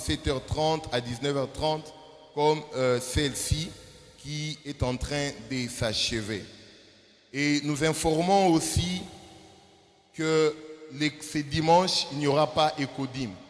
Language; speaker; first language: French; non-native, local second language; Lingala